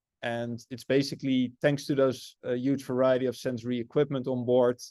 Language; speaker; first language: English; non-native, fluent; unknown